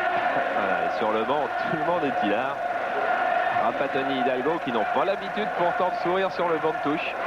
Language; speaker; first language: French; native; French